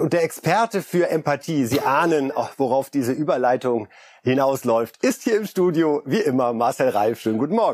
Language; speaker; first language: German; native; German